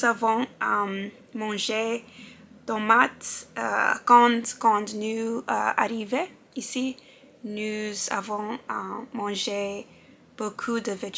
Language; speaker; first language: French; non-native, learner; English